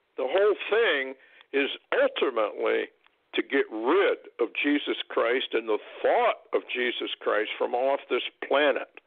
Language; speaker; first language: English; native; English